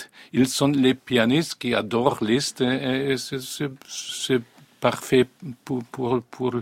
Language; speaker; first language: French; non-native, fluent; Hungarian